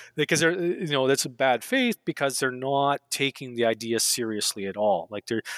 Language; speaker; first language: English; native; English